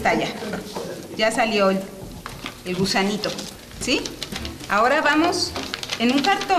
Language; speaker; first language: Spanish; native; Spanish